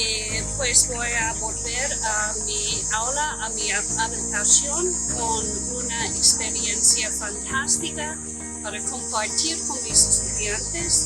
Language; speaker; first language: Spanish; non-native, fluent; English